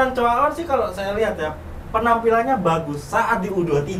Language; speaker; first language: Indonesian; native; Indonesian